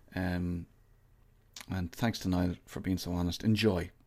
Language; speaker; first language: English; native; English